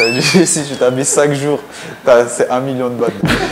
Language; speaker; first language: French; non-native, fluent; Thai